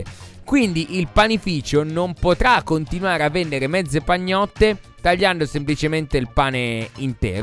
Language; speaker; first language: Italian; native; Italian